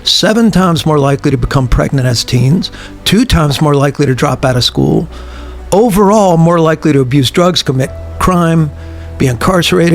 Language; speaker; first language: English; native; English